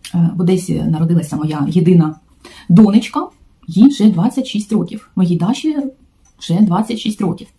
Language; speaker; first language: Ukrainian; non-native, local second language; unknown